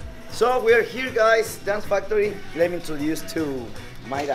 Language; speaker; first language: English; non-native, fluent; Spanish